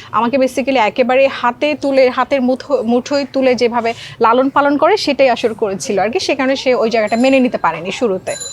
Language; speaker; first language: Bangla; non-native, local second language; Marma